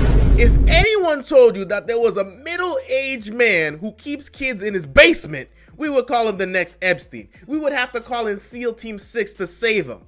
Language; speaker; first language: English; native; English